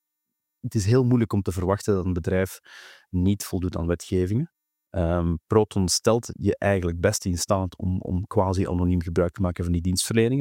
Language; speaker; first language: Dutch; native; Dutch